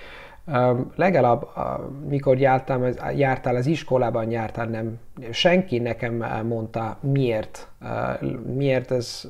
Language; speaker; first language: Hungarian; non-native, learner; Italian